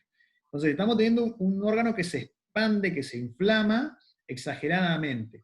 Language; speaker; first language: Spanish; native; Spanish